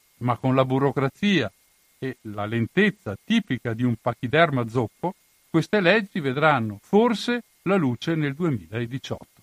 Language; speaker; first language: Italian; native; Italian